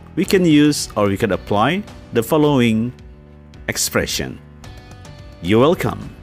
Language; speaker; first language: English; non-native, fluent; Indonesian